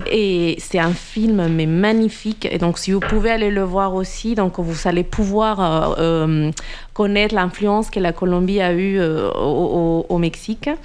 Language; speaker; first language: French; non-native, fluent; Spanish